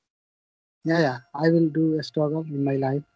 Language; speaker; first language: English; non-native, learner; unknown